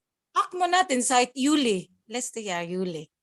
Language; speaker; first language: German; non-native, learner; Cebuano